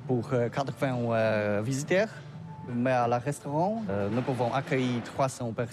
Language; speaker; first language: French; non-native, learner; Polish